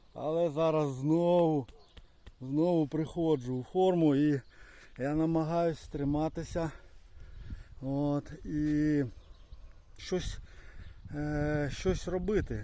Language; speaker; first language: Ukrainian; non-native, local second language; Russian